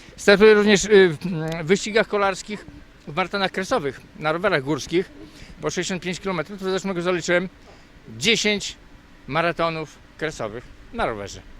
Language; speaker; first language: Polish; native; Polish